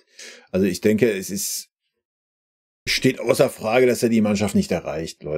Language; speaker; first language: German; native; German